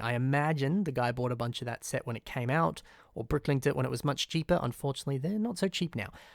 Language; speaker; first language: English; native; English